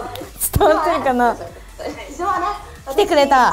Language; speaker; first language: Japanese; native; Japanese